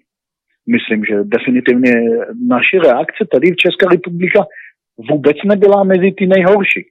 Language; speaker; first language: Czech; non-native, learner; Hebrew